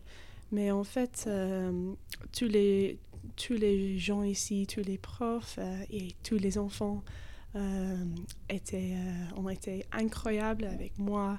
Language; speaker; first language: French; non-native, fluent; English